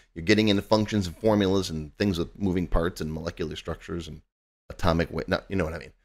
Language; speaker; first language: English; native; English